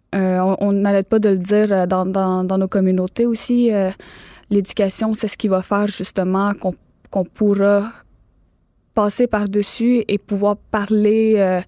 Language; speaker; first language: French; native; French